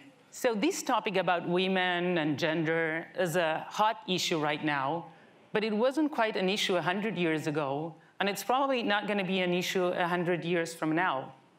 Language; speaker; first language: English; non-native, fluent; Spanish